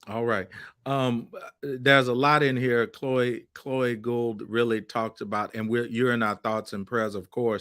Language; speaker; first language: English; native; English